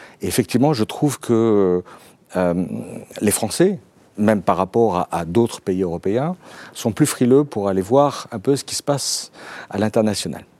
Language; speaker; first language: French; native; French